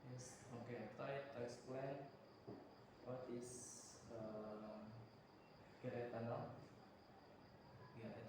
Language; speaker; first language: English; non-native, learner; Indonesian